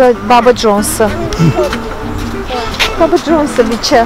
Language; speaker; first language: Russian; non-native, fluent; Armenian